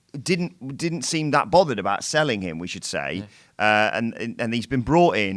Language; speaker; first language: English; native; English